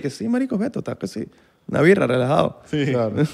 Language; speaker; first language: Spanish; native; Spanish